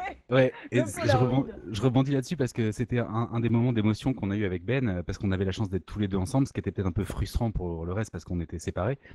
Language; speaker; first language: French; native; French